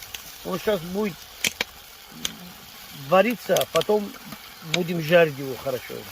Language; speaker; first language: Russian; non-native, learner; Tajik